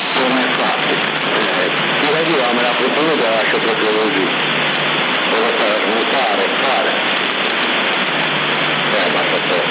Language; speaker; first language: Italian; native; Italian